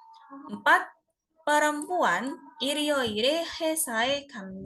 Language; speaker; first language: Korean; non-native, fluent; Indonesian